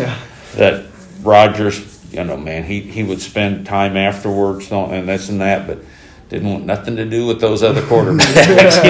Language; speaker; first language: English; native; English